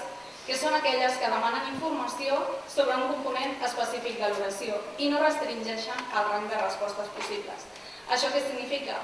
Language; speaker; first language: Catalan; native; Catalan